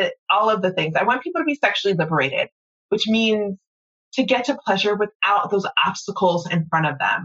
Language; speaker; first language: English; native; English